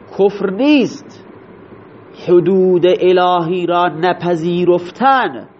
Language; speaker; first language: Persian; non-native, local second language; Baluchi